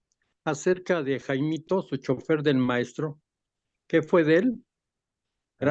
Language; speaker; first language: Spanish; native; Spanish